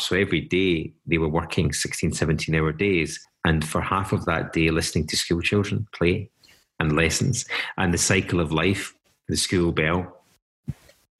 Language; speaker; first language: English; native; English